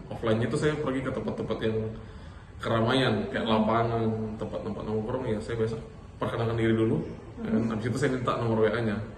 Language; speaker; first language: Indonesian; native; Indonesian